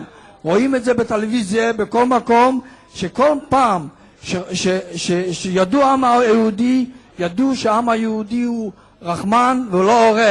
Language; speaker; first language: Hebrew; non-native, fluent; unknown